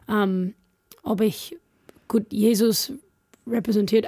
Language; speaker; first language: German; non-native, learner; English